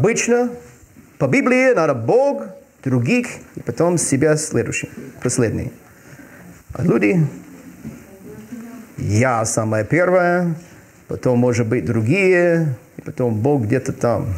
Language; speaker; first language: Russian; non-native, fluent; English